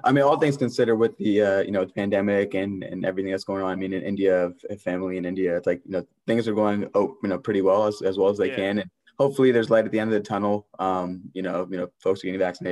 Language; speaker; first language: English; native; English